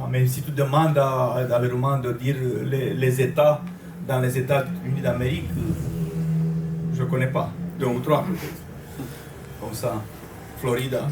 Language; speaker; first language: French; non-native, fluent; Romanian